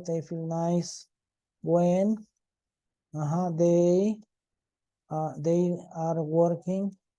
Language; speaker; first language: English; non-native, fluent; Spanish